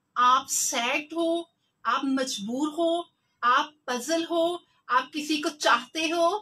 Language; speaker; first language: Urdu; non-native, local second language; Punjabi